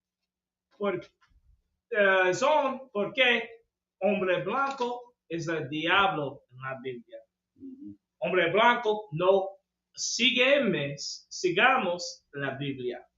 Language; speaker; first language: Spanish; non-native, learner; English